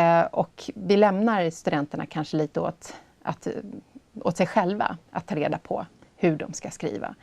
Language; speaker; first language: Swedish; native; Swedish